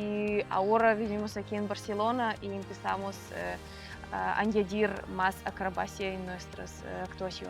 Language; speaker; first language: Spanish; non-native, fluent; Russian